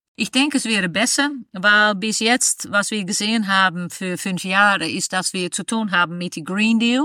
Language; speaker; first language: German; non-native, fluent; Dutch